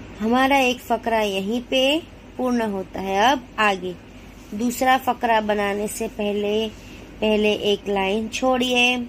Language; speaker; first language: Hindi; non-native, local second language; Gujarati